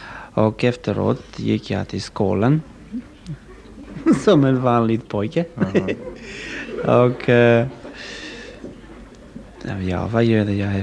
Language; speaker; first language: Swedish; non-native, learner; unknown